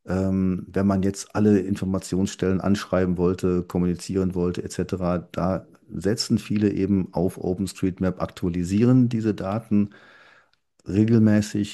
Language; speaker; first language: German; native; German